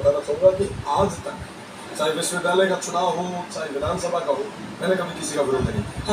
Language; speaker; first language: Hindi; non-native, local second language; Rajasthani